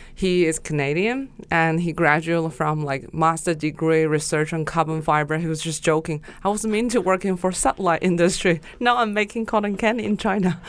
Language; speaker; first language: English; non-native, fluent; Chinese